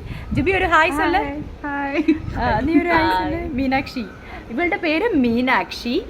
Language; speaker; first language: Tamil; non-native, learner; Malayalam